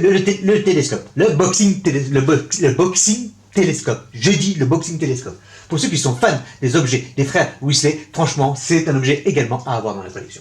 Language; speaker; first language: French; native; French